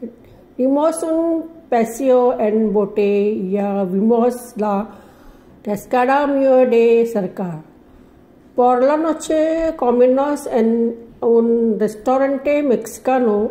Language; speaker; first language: Spanish; non-native, learner; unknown